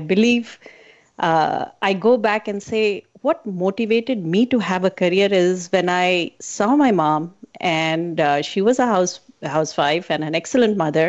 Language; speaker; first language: English; non-native, local second language; Hindi